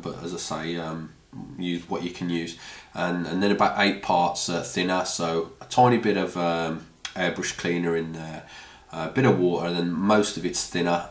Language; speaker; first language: English; native; English